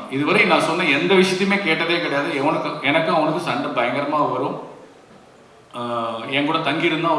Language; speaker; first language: Tamil; native; Tamil